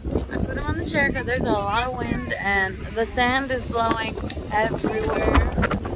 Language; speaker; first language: English; early bilingual, other home language; Spanish